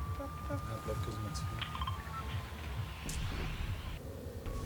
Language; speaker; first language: German; native; German